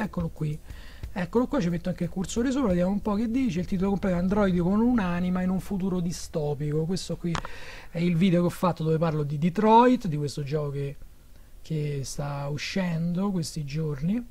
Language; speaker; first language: Italian; native; Italian